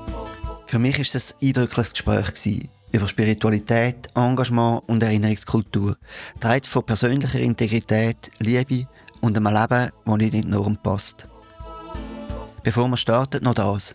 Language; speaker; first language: German; native; German